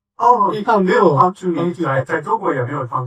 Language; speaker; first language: Chinese; non-native, learner; English